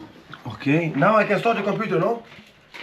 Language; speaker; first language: English; non-native, learner; Macedonian